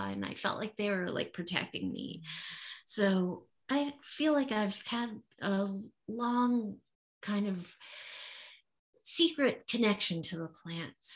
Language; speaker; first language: English; native; English